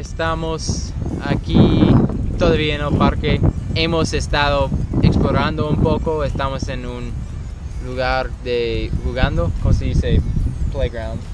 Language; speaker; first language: Spanish; non-native, learner; English